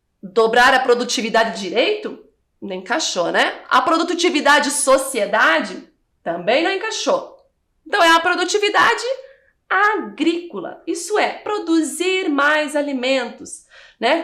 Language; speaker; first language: Portuguese; native; Portuguese